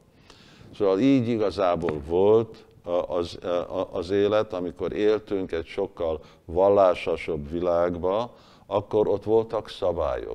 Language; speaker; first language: Hungarian; early bilingual, heritage; Hungarian